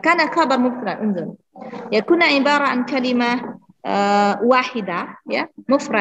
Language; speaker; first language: Arabic; non-native, fluent; Indonesian